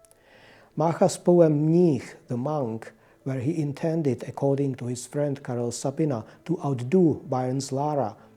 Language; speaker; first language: English; non-native, fluent; Czech